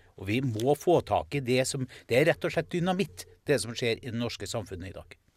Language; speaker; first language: Norwegian; native; Norwegian